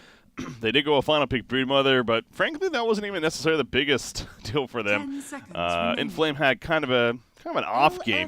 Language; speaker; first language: English; native; English